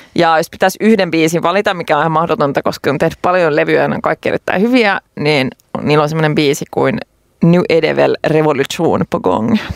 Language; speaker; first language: Finnish; non-native, local second language; Swedish